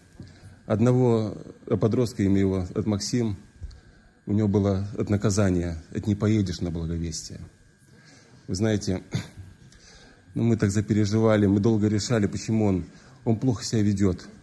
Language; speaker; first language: Russian; native; Russian